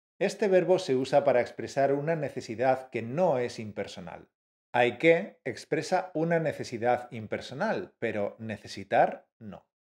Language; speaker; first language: Spanish; native; Spanish